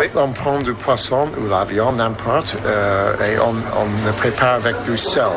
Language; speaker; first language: French; non-native, fluent; English